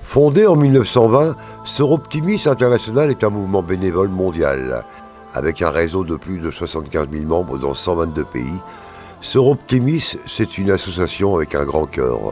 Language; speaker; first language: French; native; French